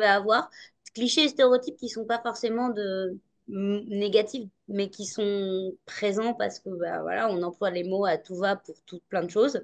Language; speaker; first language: French; native; French